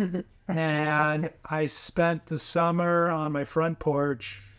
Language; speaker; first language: English; native; English